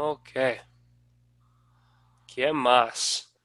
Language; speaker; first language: Spanish; non-native, fluent; English